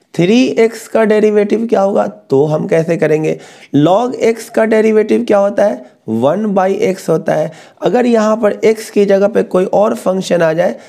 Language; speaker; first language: Hindi; native; Hindi